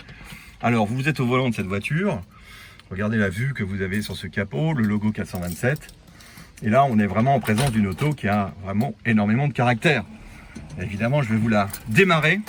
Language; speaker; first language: French; native; French